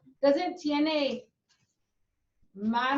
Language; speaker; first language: Spanish; non-native, fluent; English